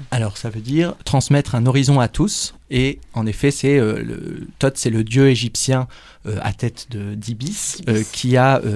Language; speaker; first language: French; native; French